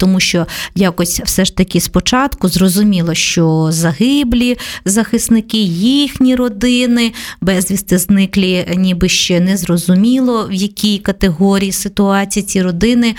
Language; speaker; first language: Ukrainian; native; Ukrainian